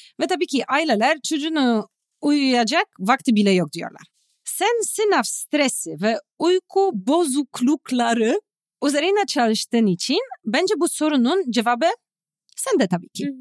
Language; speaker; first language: Turkish; non-native, fluent; Polish